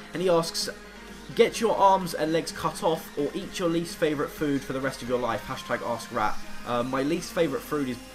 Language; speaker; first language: English; native; English